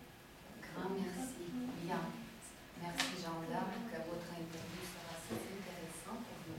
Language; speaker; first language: French; non-native, fluent; Russian